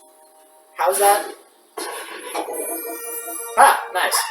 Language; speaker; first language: English; native; English